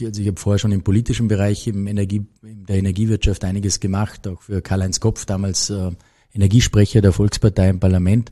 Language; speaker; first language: German; native; German